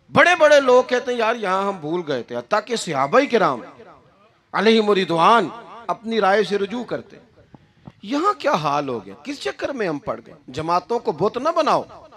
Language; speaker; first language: Urdu; non-native, local second language; Punjabi